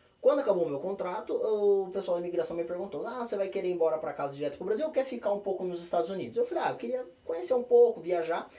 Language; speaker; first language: Portuguese; native; Portuguese